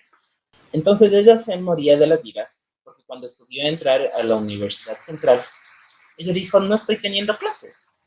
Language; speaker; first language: Spanish; native; Spanish